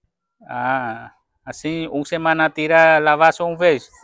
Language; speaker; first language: Portuguese; non-native, learner; Vietnamese